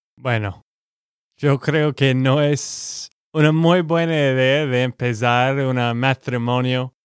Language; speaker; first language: Spanish; non-native, learner; English